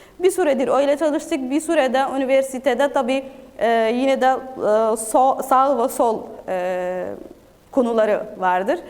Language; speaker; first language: Turkish; non-native, fluent; Arabic